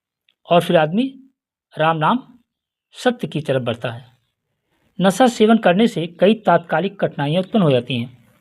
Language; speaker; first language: Hindi; native; Hindi